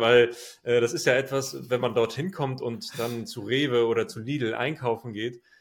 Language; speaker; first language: German; native; German